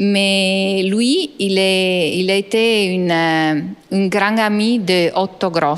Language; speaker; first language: French; non-native, fluent; Italian